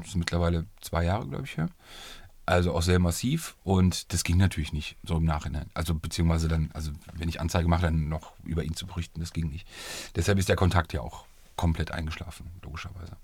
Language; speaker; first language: German; native; German